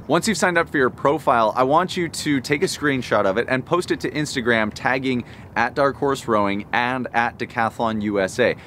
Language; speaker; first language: English; native; English